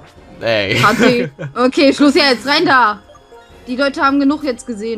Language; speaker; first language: German; native; German